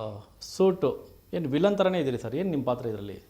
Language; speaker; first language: Kannada; native; Kannada